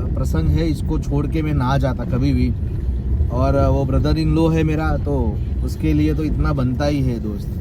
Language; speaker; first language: Hindi; non-native, local second language; Gujarati